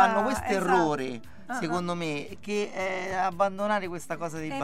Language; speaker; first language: Italian; native; Italian